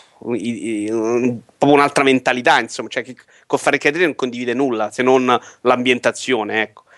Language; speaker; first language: Italian; native; Italian